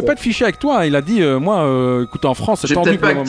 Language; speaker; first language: French; native; French